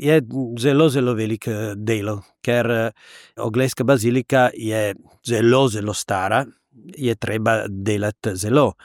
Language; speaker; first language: Slovenian; non-native, learner; Italian